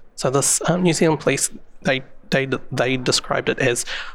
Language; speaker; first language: English; native; English